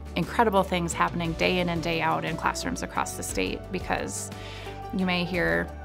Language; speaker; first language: English; native; English